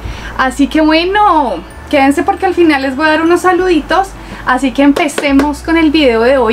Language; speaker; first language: Spanish; native; Spanish